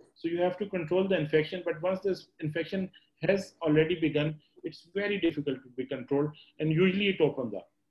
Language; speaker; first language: English; non-native, local second language; Urdu